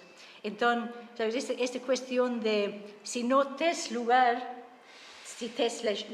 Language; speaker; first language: Galician; non-native, fluent; English